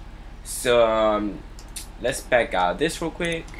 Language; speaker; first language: English; native; English